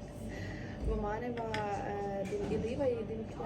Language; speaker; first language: Danish; non-native, learner; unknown